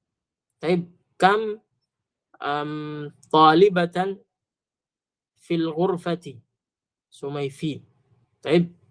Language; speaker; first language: Arabic; non-native, fluent; Filipino